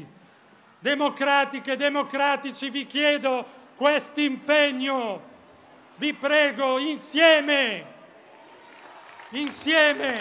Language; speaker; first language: Italian; native; Italian